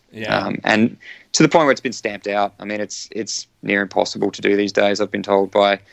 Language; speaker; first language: English; native; English